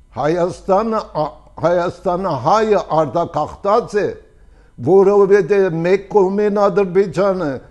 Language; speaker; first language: Armenian; early bilingual, heritage; Armenian